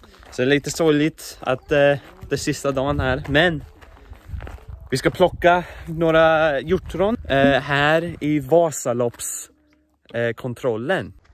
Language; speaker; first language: Swedish; early bilingual, heritage; Swedish